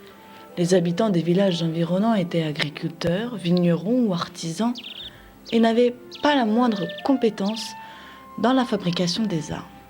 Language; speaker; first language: French; native; French